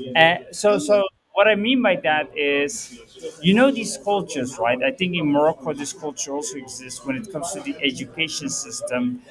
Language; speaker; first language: English; early bilingual, heritage; Dutch